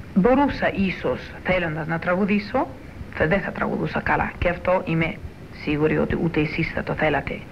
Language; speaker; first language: Greek; early bilingual, heritage; Greek